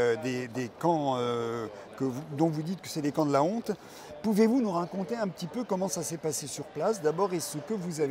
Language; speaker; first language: French; native; French